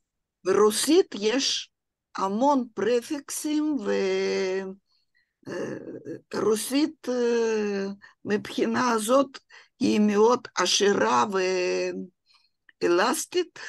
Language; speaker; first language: Hebrew; non-native, fluent; Russian